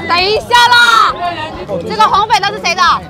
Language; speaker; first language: Chinese; native; Chinese